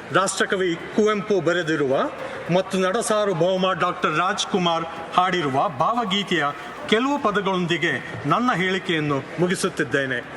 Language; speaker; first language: Kannada; native; Kannada